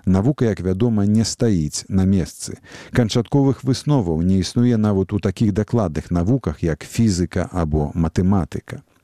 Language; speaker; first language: Belarusian; native; Belarusian